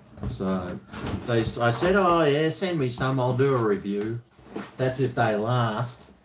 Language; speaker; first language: English; native; English